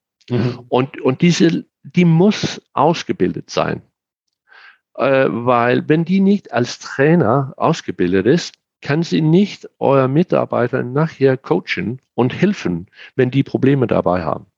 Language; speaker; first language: German; non-native, fluent; Danish